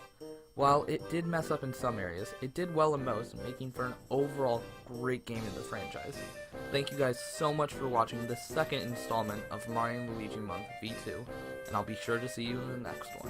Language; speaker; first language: English; native; English